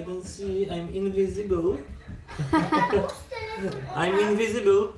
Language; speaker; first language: English; non-native, learner; Polish